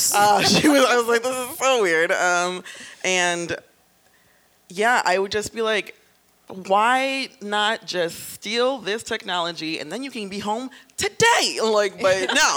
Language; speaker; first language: English; native; English